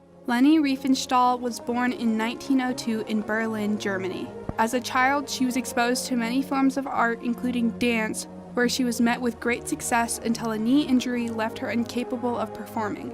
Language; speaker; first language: English; native; English